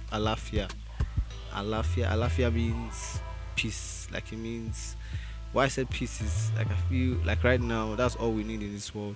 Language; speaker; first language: English; non-native, local second language; Yoruba